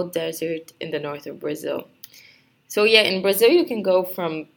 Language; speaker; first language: English; non-native, fluent; Portuguese